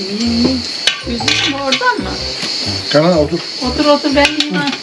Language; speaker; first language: Turkish; non-native, learner; Thai